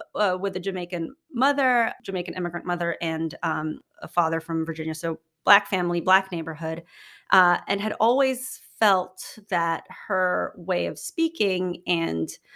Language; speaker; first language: English; non-native, local second language; Filipino